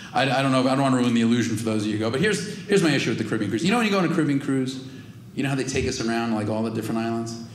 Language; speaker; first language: English; native; English